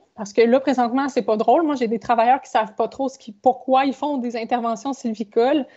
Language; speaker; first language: French; native; French